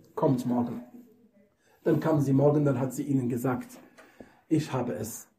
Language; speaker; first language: German; non-native, fluent; Arabic